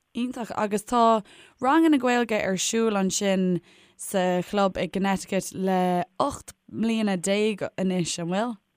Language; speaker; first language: Irish; native; Irish